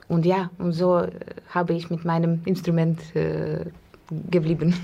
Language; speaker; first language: German; non-native, learner; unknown